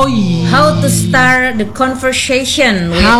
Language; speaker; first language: English; non-native, learner; Indonesian